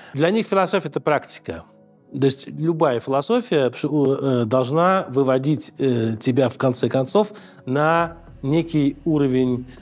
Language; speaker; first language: Russian; native; Russian